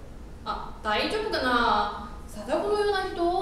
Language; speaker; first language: Japanese; non-native, learner; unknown